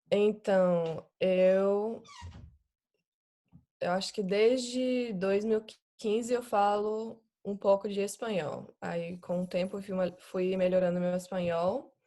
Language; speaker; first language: Portuguese; non-native, fluent; English